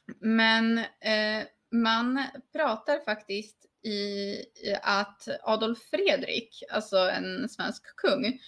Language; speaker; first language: Swedish; non-native, fluent; Polish